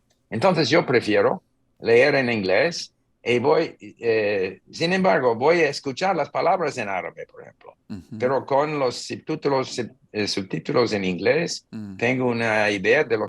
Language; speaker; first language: Spanish; non-native, fluent; English